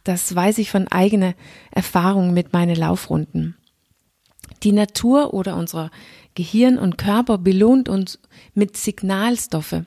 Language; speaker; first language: German; non-native, fluent; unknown